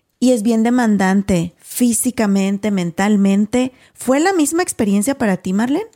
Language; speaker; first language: Spanish; native; Spanish